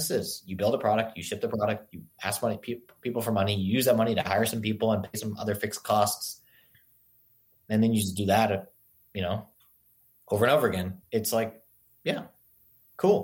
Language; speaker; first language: English; native; English